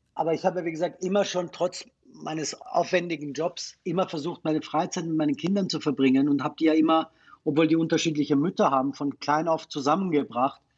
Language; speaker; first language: German; non-native, fluent; Persian